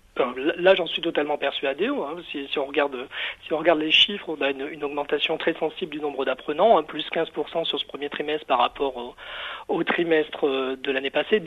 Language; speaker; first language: French; native; French